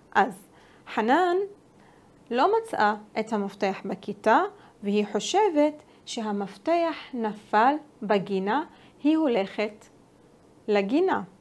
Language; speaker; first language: Hebrew; non-native, local second language; Arabic